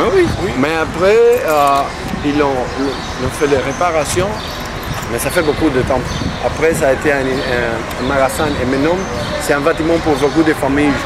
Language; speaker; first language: French; non-native, learner; Spanish